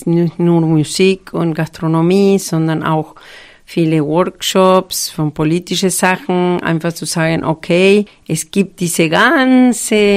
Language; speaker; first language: German; non-native, learner; Spanish